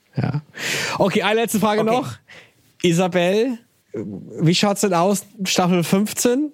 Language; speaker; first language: German; native; German